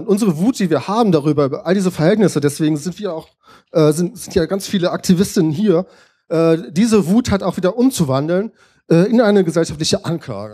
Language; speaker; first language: German; native; German